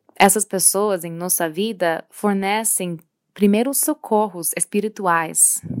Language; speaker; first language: Portuguese; non-native, fluent; English